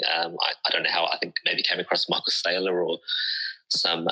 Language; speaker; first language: English; native; English